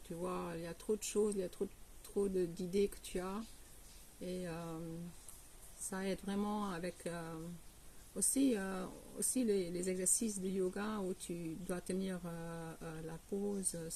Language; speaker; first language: French; non-native, fluent; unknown